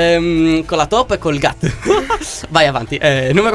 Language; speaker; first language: Italian; native; Italian